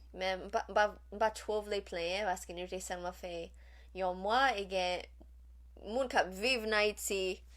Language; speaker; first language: Haitian Creole; native; Haitian Creole